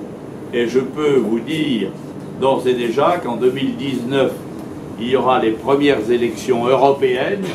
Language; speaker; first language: French; native; French